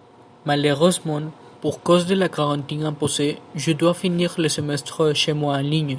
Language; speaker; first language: French; non-native, learner; Spanish